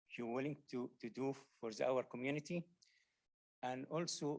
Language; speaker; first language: English; non-native, learner; Arabic